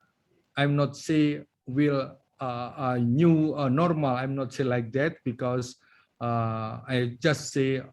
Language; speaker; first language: English; non-native, learner; Indonesian